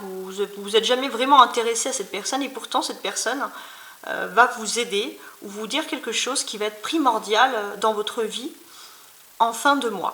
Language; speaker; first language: French; native; French